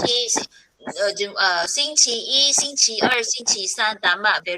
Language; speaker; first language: Chinese; non-native, fluent; Filipino